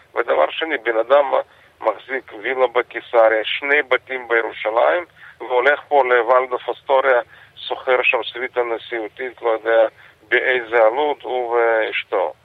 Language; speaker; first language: Hebrew; non-native, fluent; Russian